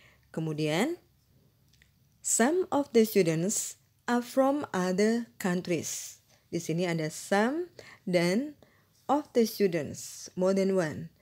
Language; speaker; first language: English; non-native, fluent; Indonesian